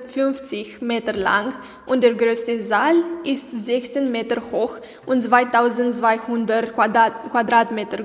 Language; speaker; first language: German; non-native, learner; Romanian